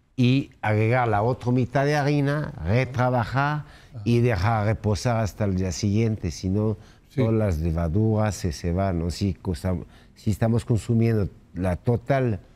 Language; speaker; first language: Spanish; non-native, fluent; French